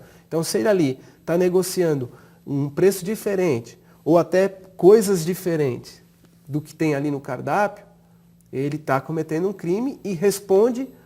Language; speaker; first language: Portuguese; native; Portuguese